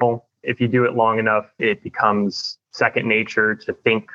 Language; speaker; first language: English; native; English